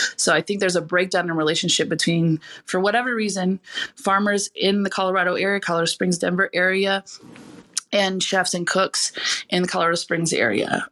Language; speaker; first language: English; early bilingual, other home language; Filipino